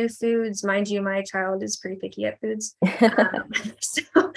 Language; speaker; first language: English; native; English